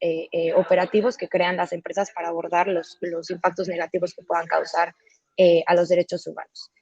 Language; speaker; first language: Spanish; native; Spanish